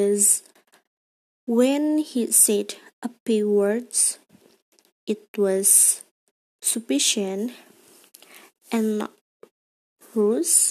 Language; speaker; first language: English; non-native, learner; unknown